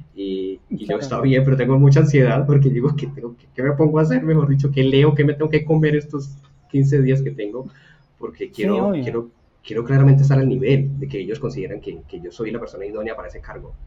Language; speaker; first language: Spanish; native; Spanish